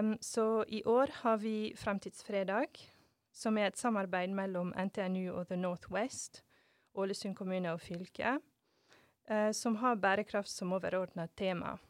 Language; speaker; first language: Norwegian; non-native, fluent; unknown